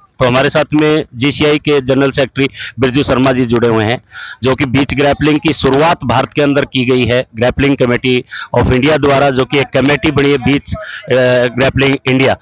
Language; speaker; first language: Hindi; native; Hindi